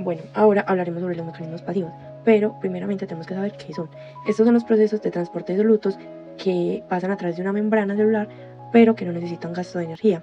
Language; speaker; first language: Spanish; native; Spanish